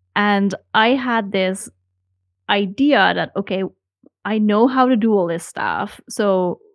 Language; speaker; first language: English; non-native, fluent; Dutch